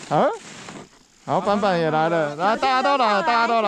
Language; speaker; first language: Chinese; native; Chinese